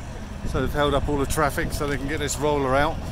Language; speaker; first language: English; native; English